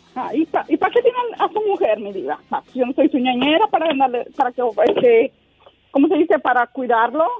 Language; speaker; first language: Spanish; native; Spanish